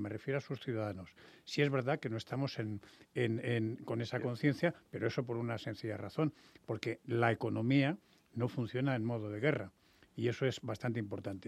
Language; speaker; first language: Spanish; native; Spanish